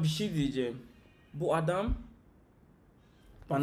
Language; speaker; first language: Turkish; non-native, learner; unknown